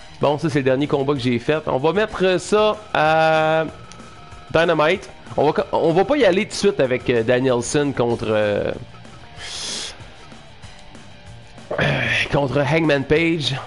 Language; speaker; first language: French; native; French